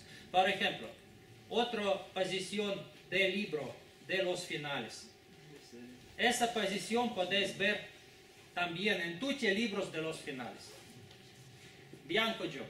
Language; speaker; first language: Spanish; non-native, fluent; Russian